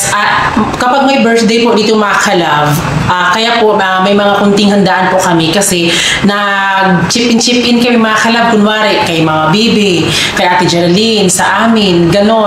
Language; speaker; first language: Filipino; non-native, local second language; Cebuano